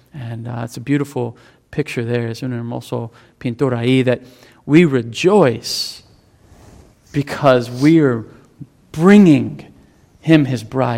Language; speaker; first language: English; native; English